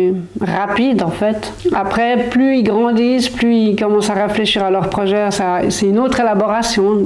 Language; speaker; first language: French; native; French